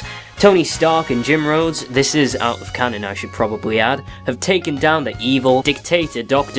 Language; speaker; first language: English; native; English